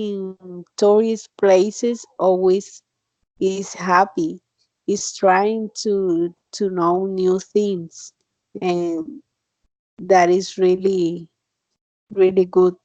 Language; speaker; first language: English; non-native, learner; Spanish